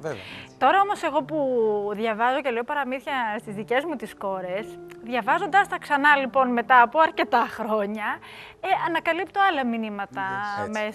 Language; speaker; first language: Greek; native; Greek